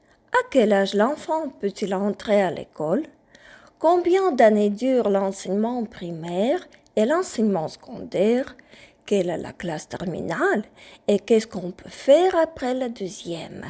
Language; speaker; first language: French; non-native, fluent; Ukrainian